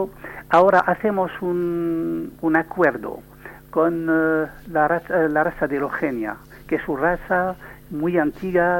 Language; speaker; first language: Spanish; non-native, learner; French